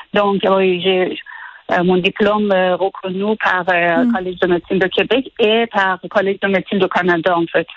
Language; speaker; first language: French; non-native, learner; Persian